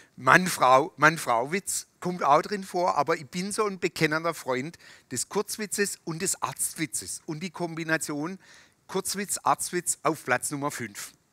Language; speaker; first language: German; native; German